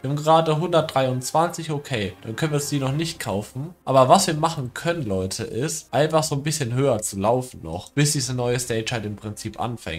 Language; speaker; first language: German; native; German